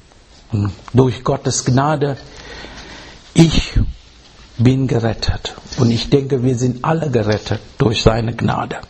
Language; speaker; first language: German; non-native, fluent; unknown